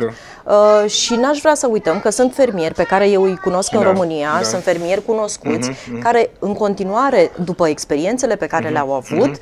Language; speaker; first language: Romanian; native; Romanian